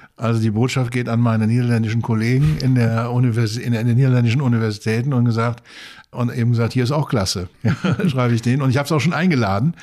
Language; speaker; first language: German; native; German